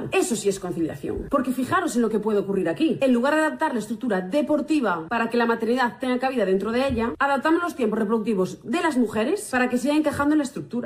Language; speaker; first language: Spanish; native; Spanish